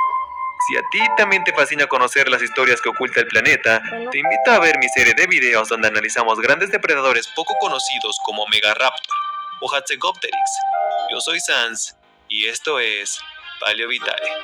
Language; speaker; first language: Spanish; native; Spanish